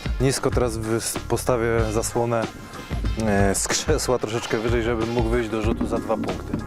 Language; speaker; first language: Polish; native; Polish